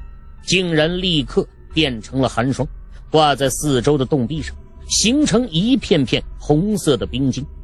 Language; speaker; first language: Chinese; native; Chinese